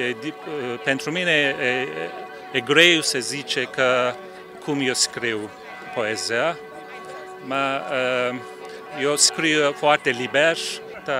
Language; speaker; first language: Romanian; non-native, learner; Turkish